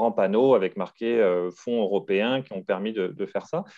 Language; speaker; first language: French; native; French